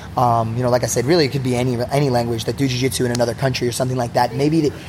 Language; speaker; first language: English; native; English